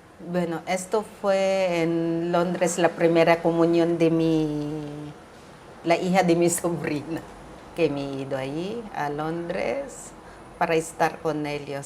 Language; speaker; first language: Spanish; non-native, learner; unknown